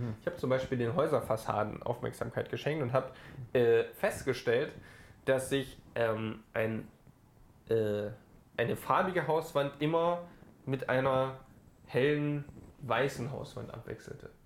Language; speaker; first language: German; native; German